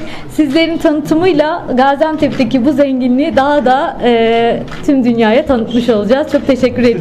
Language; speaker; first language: Turkish; native; Turkish